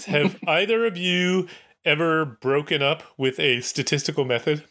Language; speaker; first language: English; native; English